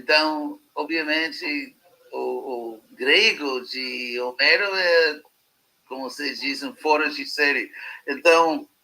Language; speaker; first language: Portuguese; non-native, fluent; English